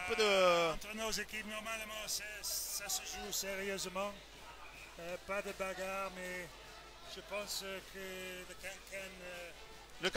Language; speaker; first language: French; non-native, fluent; English